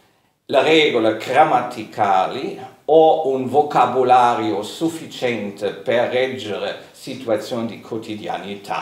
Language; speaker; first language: Italian; non-native, fluent; German